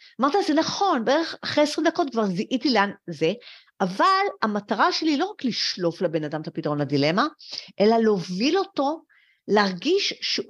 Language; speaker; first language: Hebrew; early bilingual, other home language; French